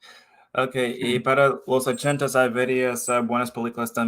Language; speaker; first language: Spanish; non-native, fluent; English